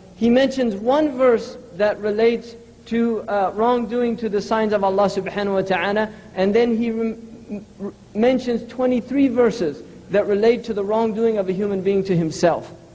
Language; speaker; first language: English; native; English